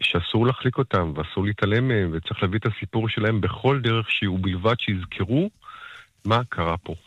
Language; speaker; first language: Hebrew; native; Hebrew